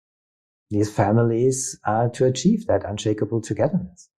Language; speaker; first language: English; non-native, fluent; German